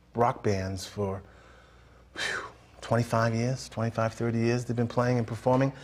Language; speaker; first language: English; native; English